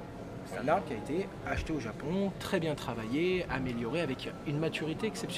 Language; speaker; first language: French; native; French